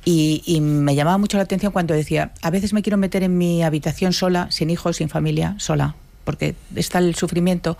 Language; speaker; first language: Spanish; native; Spanish